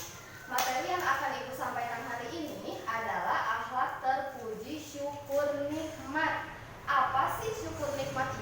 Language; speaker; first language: Indonesian; native; Indonesian